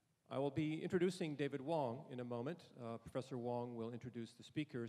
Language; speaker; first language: English; native; English